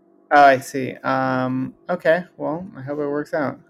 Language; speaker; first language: English; early bilingual, other home language; Spanish